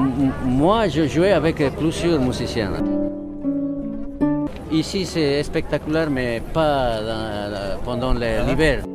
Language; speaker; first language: French; non-native, fluent; Spanish